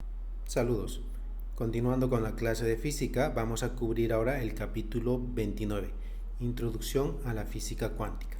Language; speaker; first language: Spanish; native; Spanish